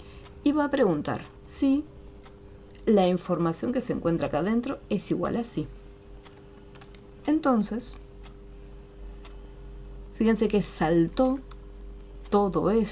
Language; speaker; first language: Spanish; native; Spanish